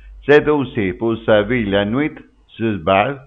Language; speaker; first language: French; non-native, learner; Spanish